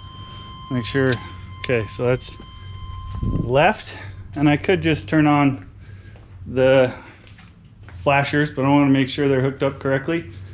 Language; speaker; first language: English; native; English